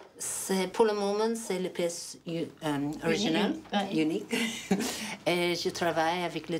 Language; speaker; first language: French; non-native, learner; English